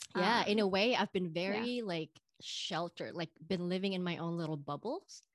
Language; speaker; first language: English; non-native, fluent; Indonesian